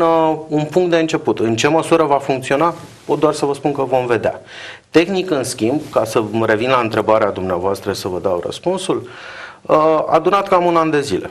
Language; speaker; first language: Romanian; native; Romanian